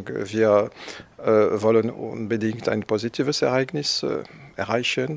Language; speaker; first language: German; non-native, fluent; French